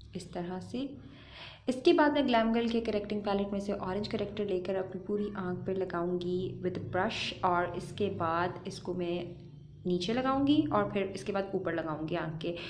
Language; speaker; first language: Urdu; native; Urdu